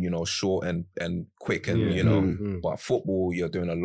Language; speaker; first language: English; native; English